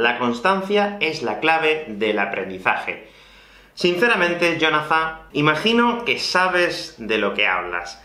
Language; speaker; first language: Spanish; native; Spanish